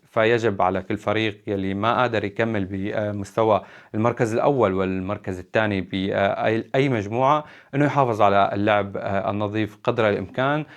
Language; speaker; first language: Arabic; native; Arabic